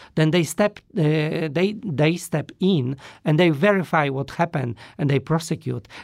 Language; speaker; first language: English; non-native, fluent; Polish